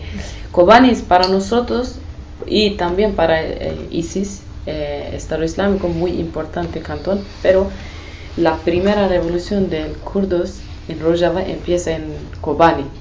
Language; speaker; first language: Spanish; non-native, learner; Kurdish